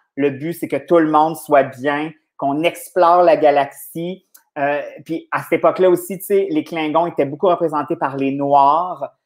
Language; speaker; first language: French; native; French